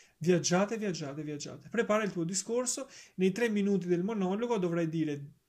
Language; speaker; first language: Italian; native; Italian